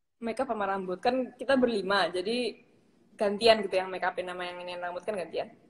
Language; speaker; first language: Indonesian; native; Indonesian